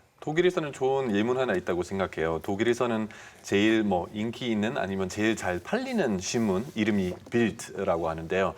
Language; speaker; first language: Korean; non-native, fluent; German